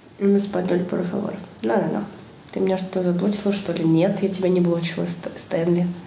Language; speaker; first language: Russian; native; Russian